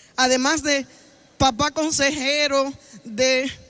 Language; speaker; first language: Spanish; native; Spanish